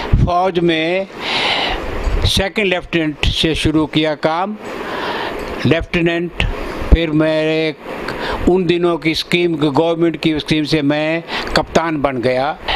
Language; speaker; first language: Hindi; early bilingual, other home language; Punjabi